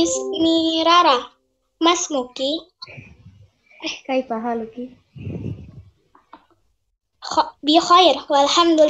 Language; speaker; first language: Arabic; non-native, learner; Indonesian